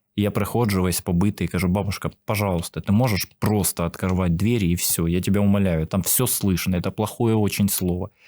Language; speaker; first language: Russian; native; Russian